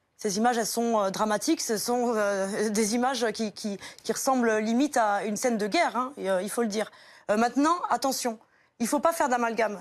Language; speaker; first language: French; native; French